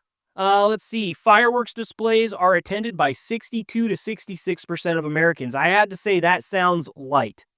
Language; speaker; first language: English; native; English